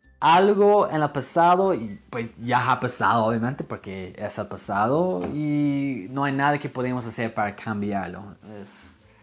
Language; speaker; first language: Spanish; non-native, fluent; English